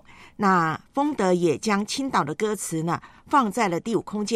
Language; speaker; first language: Chinese; native; Chinese